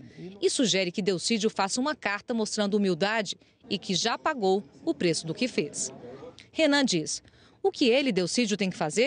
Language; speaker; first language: Portuguese; native; Portuguese